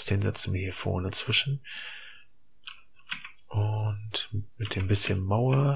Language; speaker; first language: German; native; German